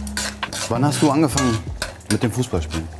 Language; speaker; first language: German; native; German